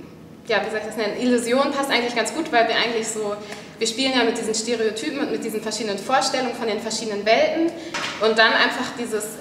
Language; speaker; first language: German; native; German